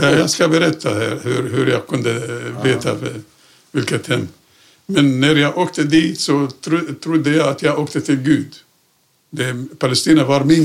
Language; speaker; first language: Swedish; non-native, fluent; Arabic